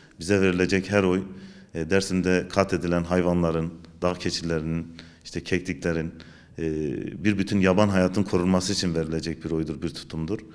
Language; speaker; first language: Turkish; non-native, local second language; Zaza